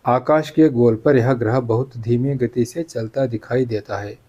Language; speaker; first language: Hindi; non-native, local second language; Kannada